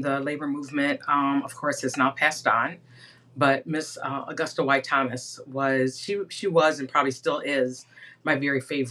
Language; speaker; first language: English; native; English